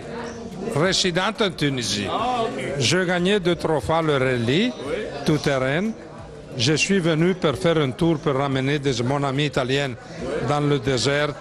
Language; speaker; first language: French; non-native, learner; Italian